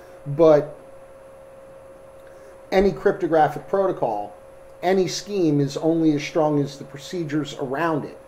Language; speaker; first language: English; native; English